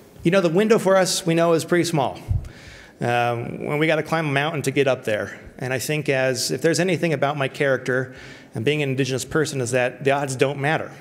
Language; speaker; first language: English; native; English